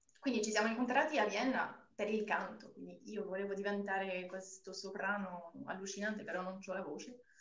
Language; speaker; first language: Italian; non-native, fluent; French